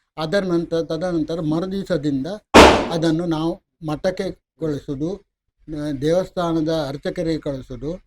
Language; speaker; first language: Kannada; non-native, local second language; Konkani